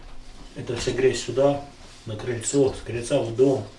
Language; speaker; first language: Russian; native; Russian